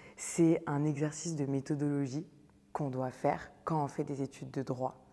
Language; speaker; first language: French; native; French